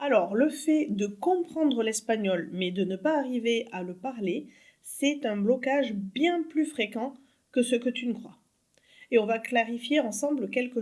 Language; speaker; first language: French; native; French